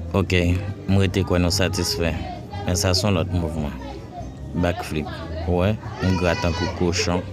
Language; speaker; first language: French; non-native, local second language; Haitian Creole